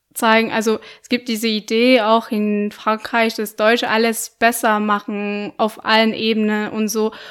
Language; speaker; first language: German; non-native, fluent; French